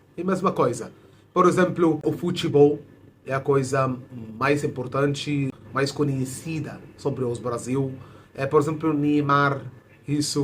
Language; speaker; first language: Portuguese; non-native, fluent; Arabic